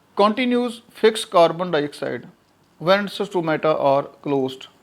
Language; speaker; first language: English; non-native, local second language; Punjabi